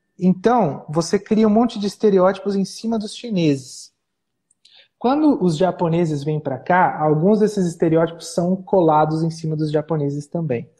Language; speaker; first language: Portuguese; native; Portuguese